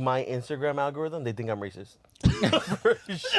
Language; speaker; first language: English; native; English